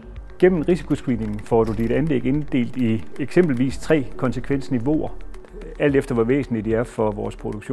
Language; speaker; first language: Danish; native; Danish